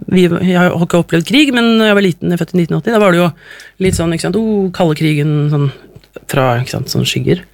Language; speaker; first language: Norwegian; native; Norwegian